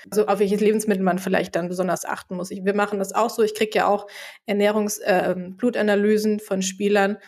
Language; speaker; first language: German; native; German